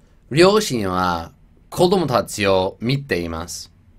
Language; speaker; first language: Japanese; non-native, learner; English